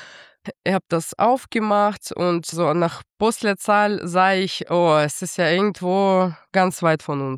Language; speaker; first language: German; non-native, fluent; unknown